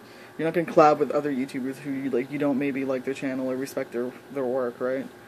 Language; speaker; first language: English; native; English